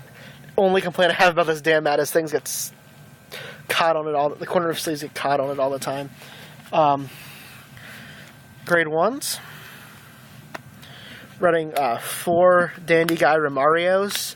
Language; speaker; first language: English; native; English